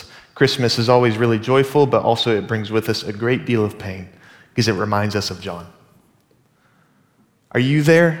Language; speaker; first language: English; native; English